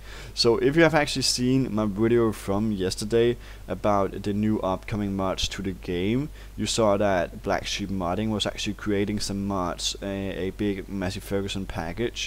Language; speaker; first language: English; non-native, fluent; Danish